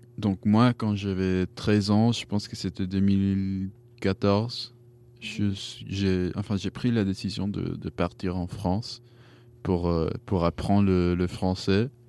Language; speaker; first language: French; non-native, fluent; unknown